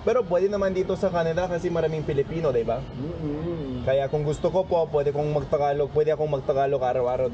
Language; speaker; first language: Filipino; non-native, fluent; English